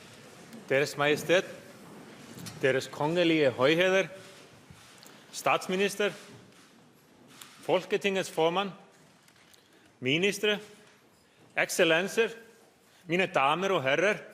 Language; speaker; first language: Danish; non-native, fluent; Icelandic